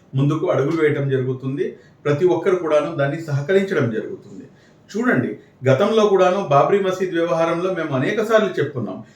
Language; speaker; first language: Telugu; non-native, local second language; Urdu